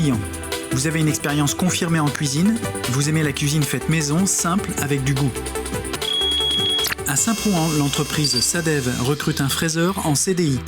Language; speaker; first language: French; native; French